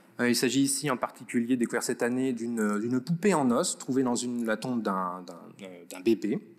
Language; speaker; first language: French; native; French